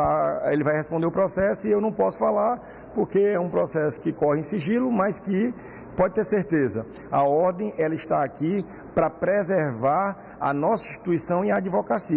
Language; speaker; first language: Portuguese; native; Portuguese